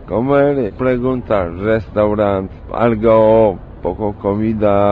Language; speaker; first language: Spanish; non-native, learner; Polish